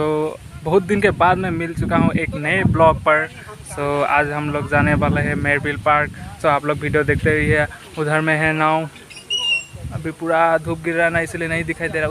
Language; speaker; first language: Hindi; non-native, local second language; Assamese